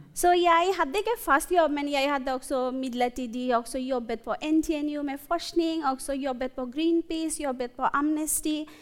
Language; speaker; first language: Norwegian; non-native, fluent; Bangla